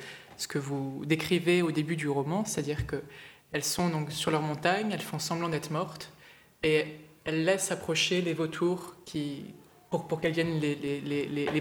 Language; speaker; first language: French; native; French